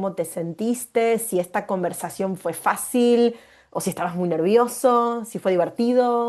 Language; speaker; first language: Spanish; native; Spanish